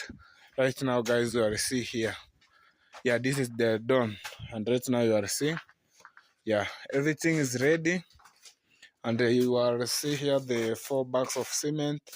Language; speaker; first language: English; non-native, learner; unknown